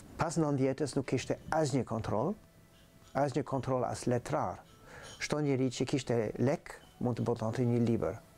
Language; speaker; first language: Albanian; non-native, fluent; English